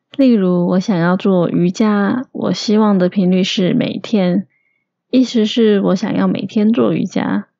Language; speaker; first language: Chinese; native; Chinese